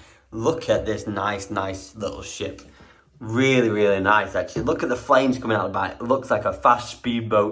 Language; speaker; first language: English; native; English